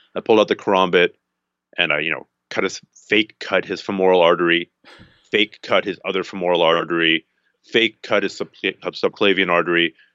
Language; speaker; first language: English; native; English